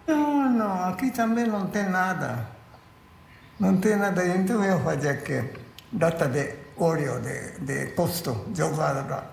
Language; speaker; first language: Portuguese; non-native, learner; Japanese